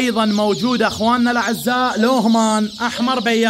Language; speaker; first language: Arabic; native; Arabic